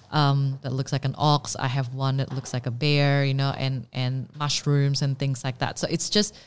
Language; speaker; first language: English; non-native, fluent; Indonesian